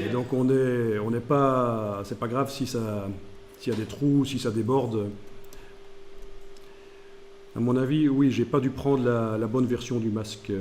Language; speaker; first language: French; native; French